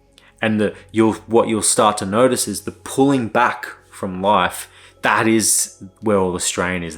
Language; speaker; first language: English; native; English